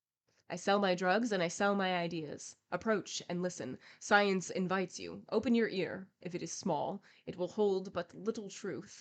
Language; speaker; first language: English; native; English